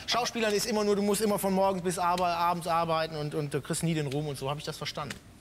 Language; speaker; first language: German; native; German